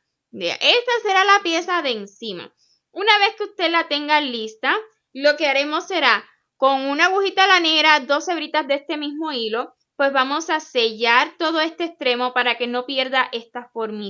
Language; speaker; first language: Spanish; native; Spanish